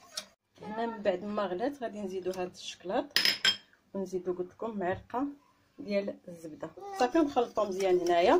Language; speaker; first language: Arabic; native; Arabic